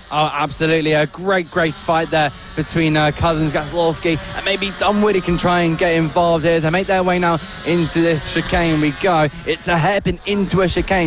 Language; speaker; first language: English; native; English